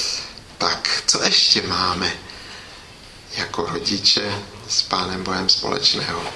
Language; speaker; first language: Czech; native; Czech